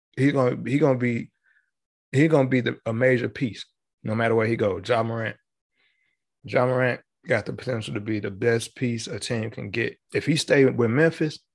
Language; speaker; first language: English; native; English